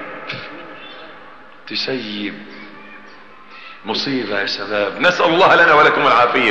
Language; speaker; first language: Arabic; native; Arabic